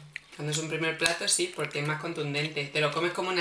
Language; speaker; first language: Spanish; native; Spanish